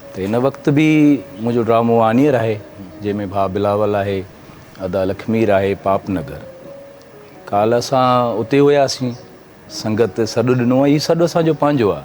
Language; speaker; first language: Sindhi; native; Sindhi